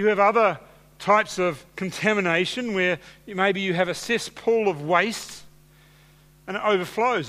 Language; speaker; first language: English; native; English